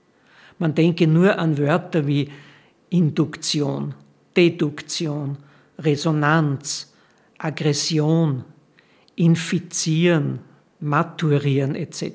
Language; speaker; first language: German; native; German